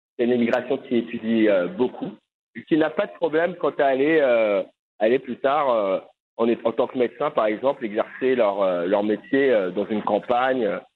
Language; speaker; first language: French; native; French